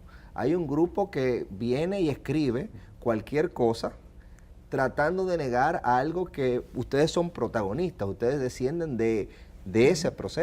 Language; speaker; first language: Spanish; native; Spanish